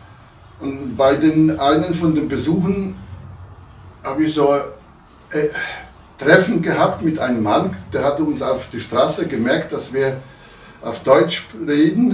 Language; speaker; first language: German; non-native, local second language; Polish